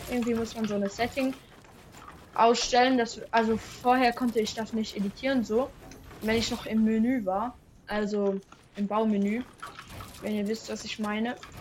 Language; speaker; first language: German; non-native, local second language; Swiss German